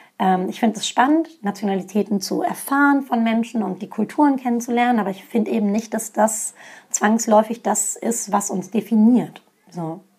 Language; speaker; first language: German; native; German